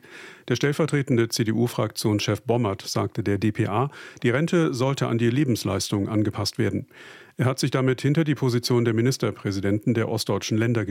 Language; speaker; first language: German; native; German